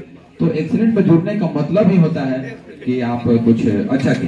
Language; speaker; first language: Hindi; native; Hindi